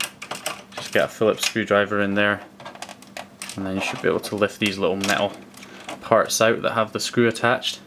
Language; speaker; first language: English; native; English